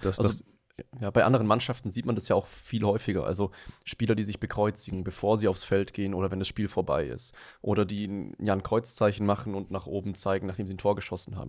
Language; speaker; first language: German; native; German